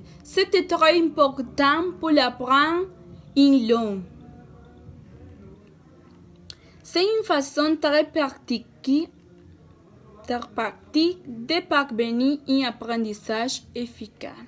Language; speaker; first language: French; non-native, learner; Spanish